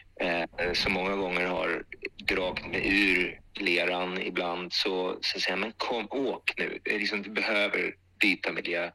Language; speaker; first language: Swedish; early bilingual, other home language; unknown